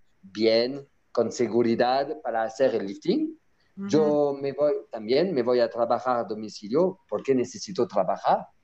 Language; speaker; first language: Spanish; non-native, learner; French